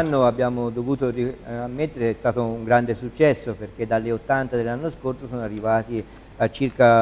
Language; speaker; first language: Italian; native; Italian